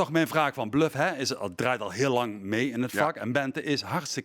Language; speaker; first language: Dutch; native; Dutch